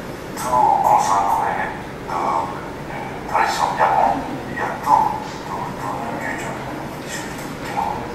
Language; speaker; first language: French; non-native, fluent; Japanese